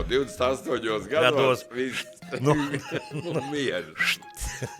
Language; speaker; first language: Latvian; native; Latvian